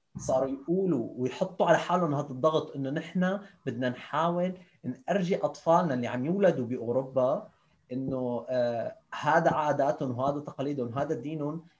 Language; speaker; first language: Arabic; native; Arabic